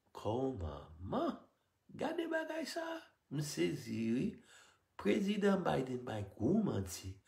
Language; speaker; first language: Haitian Creole; non-native, fluent; English